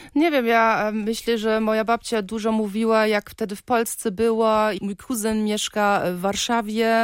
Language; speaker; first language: Polish; early bilingual, heritage; Polish